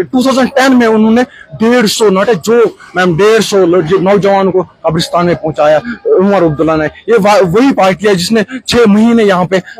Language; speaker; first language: Hindi; non-native, local second language; Kashmiri